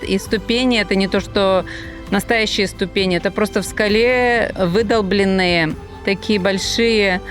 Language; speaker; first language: Russian; native; Russian